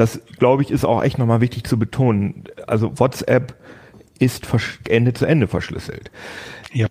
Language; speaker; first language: German; native; German